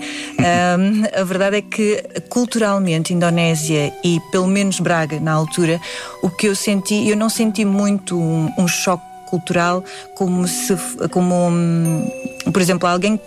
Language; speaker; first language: Portuguese; early bilingual, other home language; Indonesian